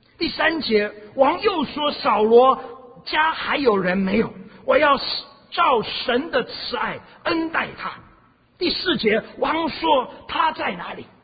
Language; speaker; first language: Chinese; non-native, fluent; English